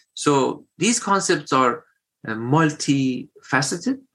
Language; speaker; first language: English; non-native, fluent; Persian